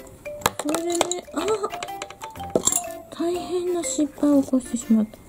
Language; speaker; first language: Japanese; native; Japanese